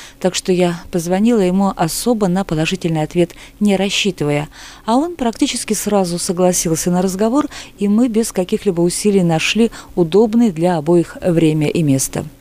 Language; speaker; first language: Russian; native; Russian